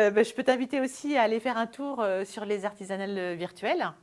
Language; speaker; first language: French; native; French